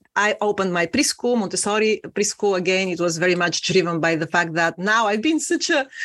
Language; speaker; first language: English; non-native, fluent; Bulgarian